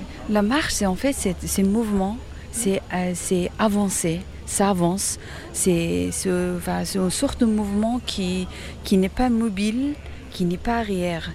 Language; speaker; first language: French; non-native, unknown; Persian